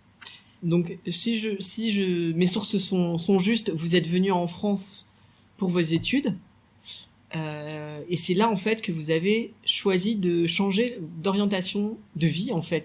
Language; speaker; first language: French; native; French